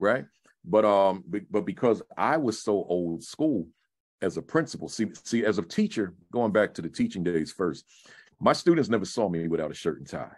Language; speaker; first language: English; native; English